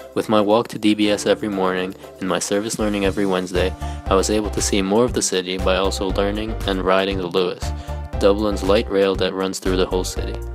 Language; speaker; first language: English; native; English